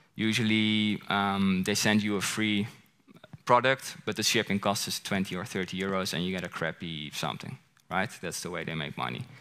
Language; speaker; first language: English; non-native, fluent; Dutch